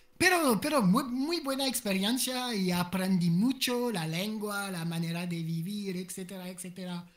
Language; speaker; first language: Spanish; non-native, learner; French